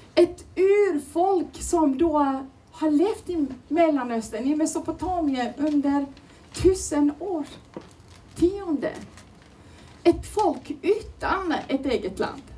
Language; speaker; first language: Swedish; non-native, fluent; Turoyo